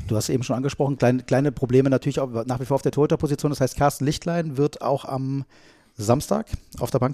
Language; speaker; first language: German; native; German